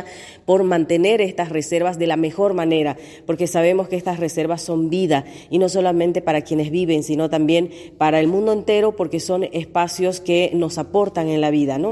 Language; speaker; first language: Spanish; native; Spanish